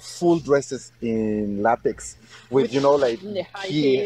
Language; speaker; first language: English; non-native, learner; Spanish